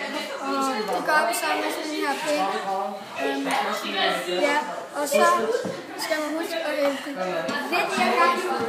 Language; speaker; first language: Danish; native; Danish